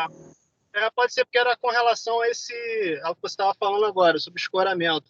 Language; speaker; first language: Portuguese; native; Portuguese